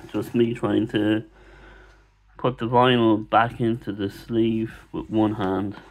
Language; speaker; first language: English; native; English